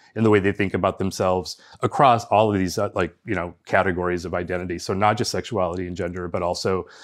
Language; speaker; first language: English; early bilingual, other home language; Spanish